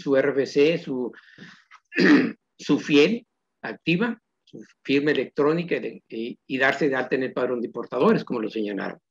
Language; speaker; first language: Spanish; native; Spanish